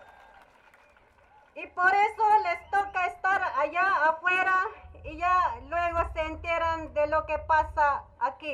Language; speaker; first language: Spanish; non-native, local second language; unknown